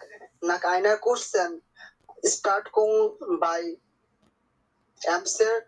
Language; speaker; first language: German; non-native, learner; Bangla